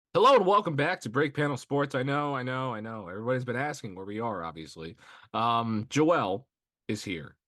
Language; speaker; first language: English; native; English